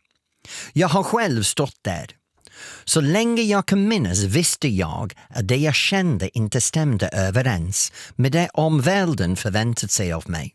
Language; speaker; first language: Swedish; non-native, fluent; English